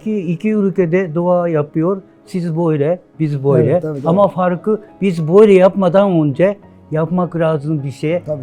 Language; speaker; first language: Turkish; non-native, learner; Japanese